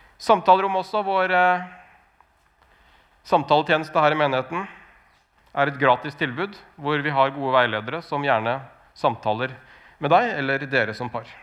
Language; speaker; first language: Norwegian; native; Norwegian